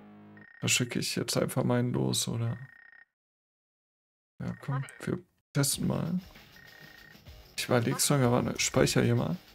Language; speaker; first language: German; native; German